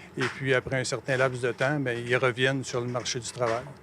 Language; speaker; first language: French; native; French